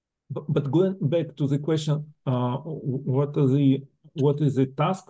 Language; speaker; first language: English; non-native, fluent; Russian